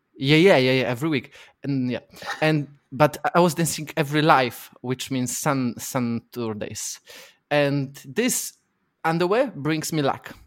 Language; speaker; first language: English; non-native, fluent; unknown